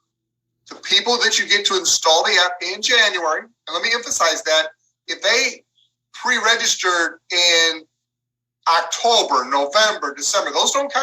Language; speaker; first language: English; native; English